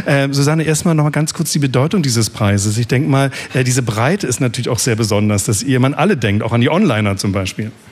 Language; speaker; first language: German; native; German